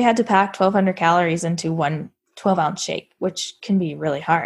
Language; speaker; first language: English; native; English